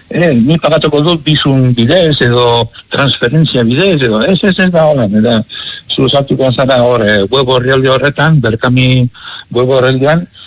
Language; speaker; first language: Basque; non-native, local second language; Spanish